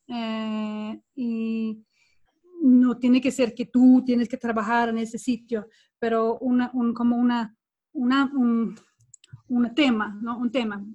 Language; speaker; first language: Spanish; non-native, fluent; Swedish